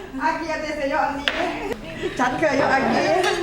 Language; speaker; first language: Korean; non-native, learner; Thai